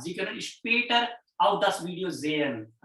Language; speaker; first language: German; non-native, fluent; Hindi